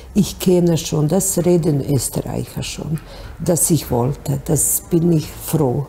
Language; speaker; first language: German; non-native, learner; Bosnian